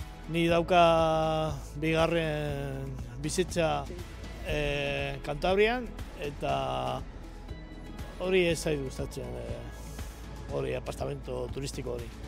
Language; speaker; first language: Basque; non-native, local second language; Spanish